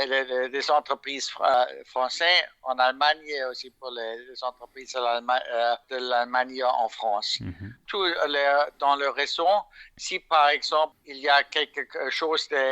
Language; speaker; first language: French; non-native, fluent; German